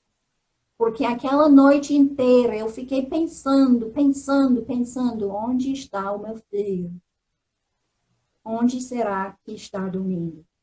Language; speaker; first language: Portuguese; non-native, fluent; English